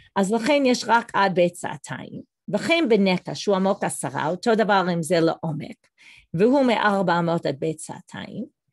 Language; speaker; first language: Hebrew; non-native, fluent; English